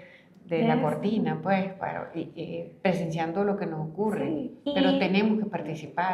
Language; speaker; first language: Spanish; native; Spanish